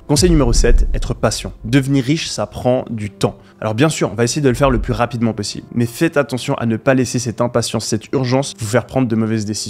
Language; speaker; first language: French; native; French